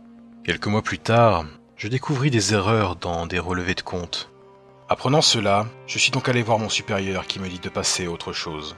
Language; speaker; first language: French; native; French